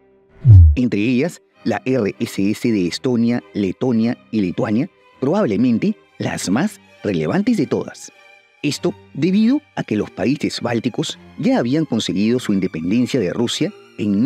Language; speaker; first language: Spanish; native; Spanish